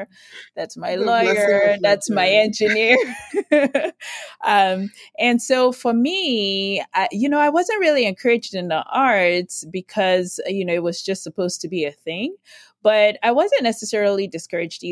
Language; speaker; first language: English; non-native, local second language; Yoruba